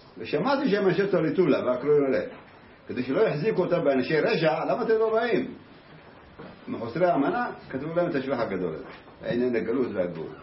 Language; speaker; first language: Hebrew; native; Hebrew